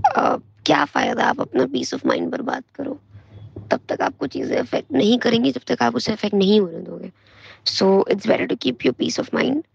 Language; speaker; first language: Hindi; native; Hindi